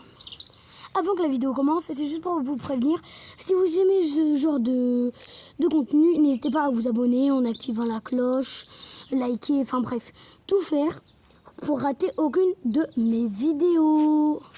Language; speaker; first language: French; native; French